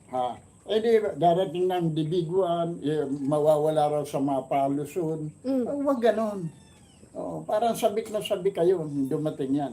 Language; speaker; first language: Filipino; non-native, local second language; Bikol